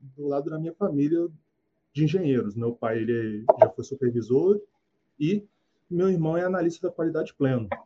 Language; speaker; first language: Portuguese; native; Portuguese